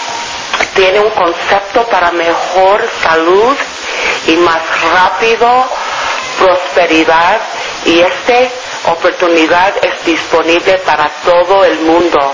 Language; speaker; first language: Spanish; non-native, fluent; English